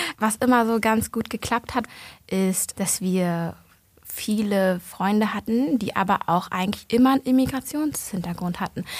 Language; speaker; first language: German; early bilingual, other home language; Vietnamese